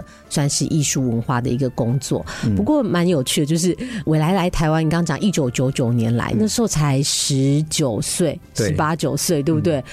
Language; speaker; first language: Chinese; native; Chinese